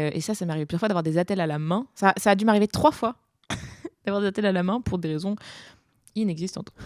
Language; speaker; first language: French; native; French